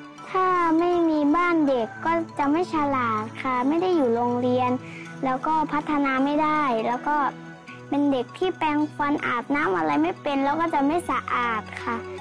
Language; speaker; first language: Thai; early bilingual, other home language; Shan